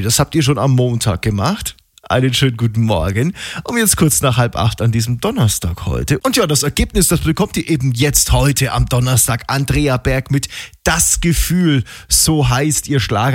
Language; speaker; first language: German; native; German